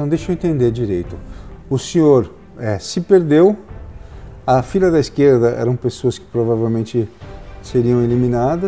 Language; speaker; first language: Portuguese; native; Portuguese